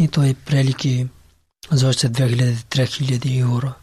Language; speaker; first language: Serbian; non-native, learner; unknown